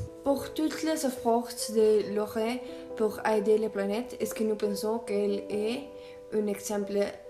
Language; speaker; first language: French; non-native, learner; Spanish